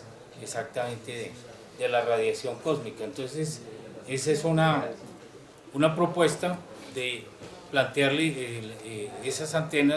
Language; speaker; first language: Spanish; native; Spanish